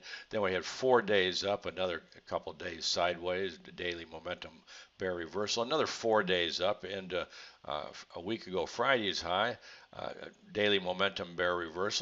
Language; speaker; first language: English; native; English